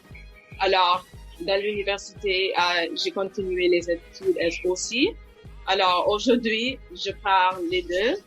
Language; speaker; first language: French; non-native, local second language; English